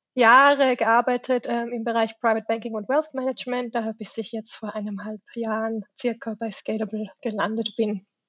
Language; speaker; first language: German; native; German